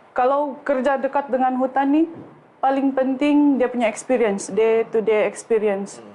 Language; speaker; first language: Malay; native; Malay